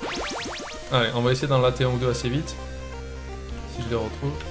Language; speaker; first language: French; native; French